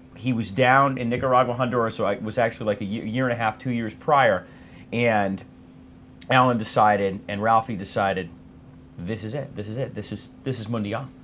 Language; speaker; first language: English; native; English